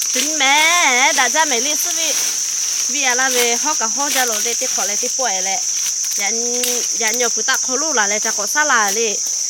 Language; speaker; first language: Thai; non-native, local second language; Lahu